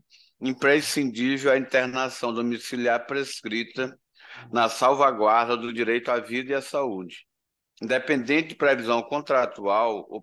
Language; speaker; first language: Portuguese; native; Portuguese